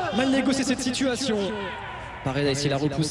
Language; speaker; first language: French; native; French